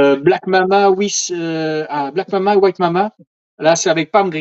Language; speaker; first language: French; native; French